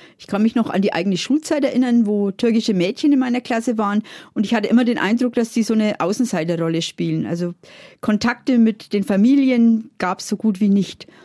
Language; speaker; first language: German; native; German